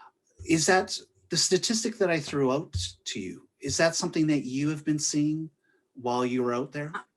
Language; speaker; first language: English; native; English